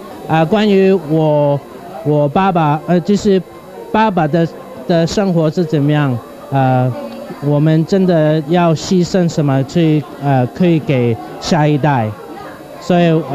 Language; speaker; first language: Chinese; non-native, fluent; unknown